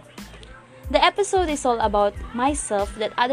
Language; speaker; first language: English; non-native, local second language; Cebuano